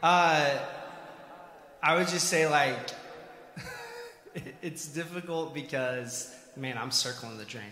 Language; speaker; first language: English; native; English